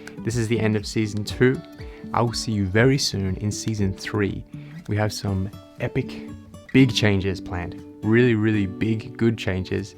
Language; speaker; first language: English; native; English